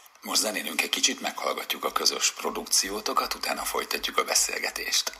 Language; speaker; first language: Hungarian; native; Hungarian